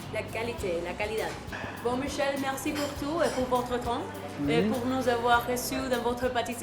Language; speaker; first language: French; non-native, fluent; Spanish